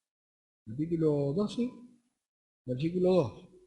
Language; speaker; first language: Spanish; native; Spanish